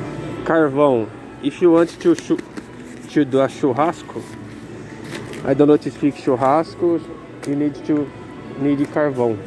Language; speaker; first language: English; non-native, learner; Portuguese